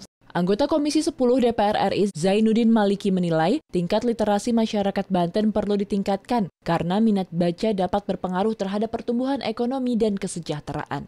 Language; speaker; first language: Indonesian; native; Indonesian